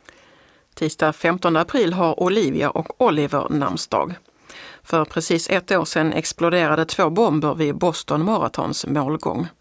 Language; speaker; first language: Swedish; native; Swedish